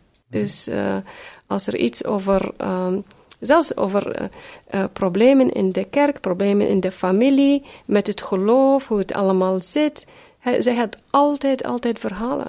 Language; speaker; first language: Dutch; early bilingual, other home language; Arabic